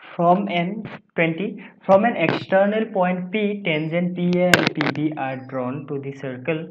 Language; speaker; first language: English; non-native, local second language; Assamese